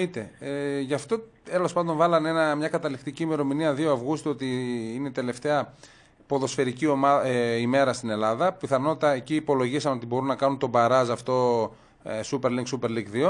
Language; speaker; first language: Greek; native; Greek